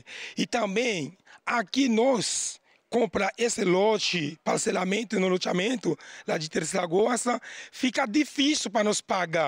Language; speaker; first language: Portuguese; non-native, learner; Haitian Creole